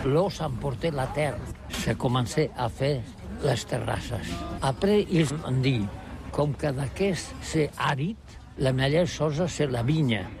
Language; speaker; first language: French; non-native, learner; Catalan